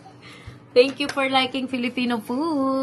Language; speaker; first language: English; non-native, local second language; Filipino